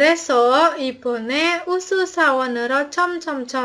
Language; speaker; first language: Korean; non-native, learner; Indonesian